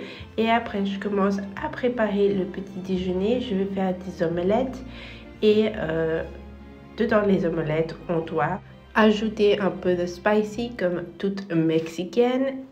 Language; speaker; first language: French; non-native, fluent; Spanish